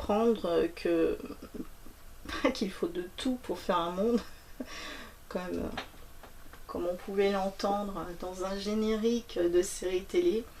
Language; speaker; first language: French; native; French